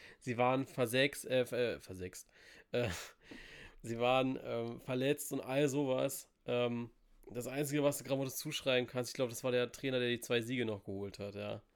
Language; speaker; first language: German; native; German